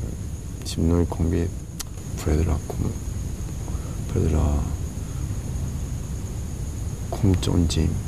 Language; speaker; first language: Vietnamese; non-native, learner; English